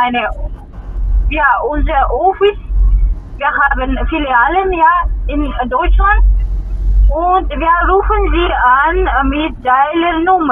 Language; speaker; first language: German; non-native, learner; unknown